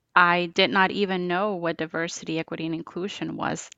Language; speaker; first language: English; non-native, fluent; Spanish